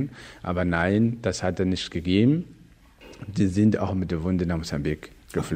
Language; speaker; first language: German; non-native, fluent; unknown